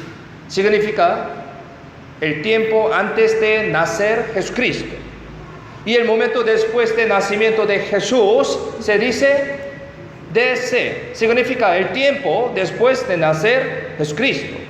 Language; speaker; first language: Spanish; non-native, fluent; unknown